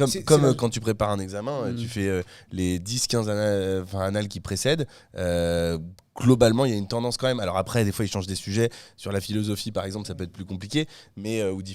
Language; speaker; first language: French; native; French